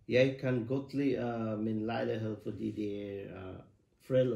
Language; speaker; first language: Danish; non-native, learner; Cebuano